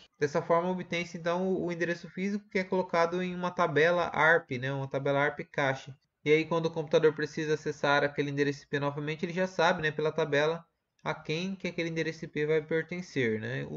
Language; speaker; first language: Portuguese; native; Portuguese